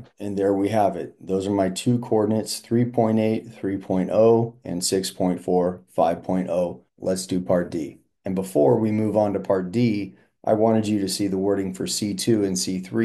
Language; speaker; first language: English; native; English